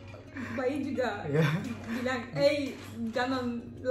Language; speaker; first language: Indonesian; non-native, learner; Turkish